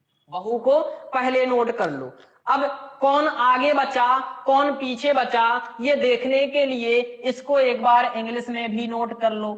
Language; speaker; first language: Hindi; native; Hindi